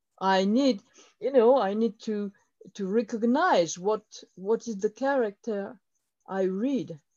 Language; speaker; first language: English; non-native, learner; French